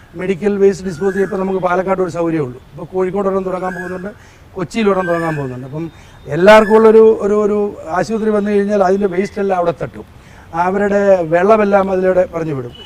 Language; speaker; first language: Malayalam; native; Malayalam